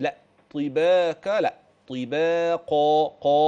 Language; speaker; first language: Arabic; native; Arabic